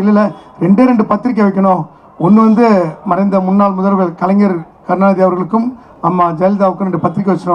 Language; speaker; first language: Tamil; native; Tamil